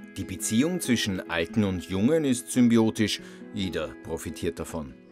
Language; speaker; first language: German; native; German